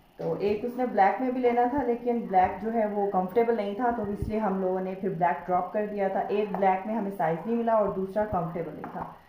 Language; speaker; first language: Urdu; native; Urdu